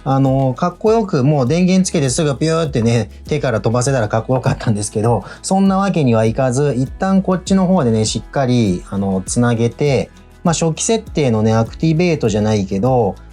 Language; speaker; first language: Japanese; native; Japanese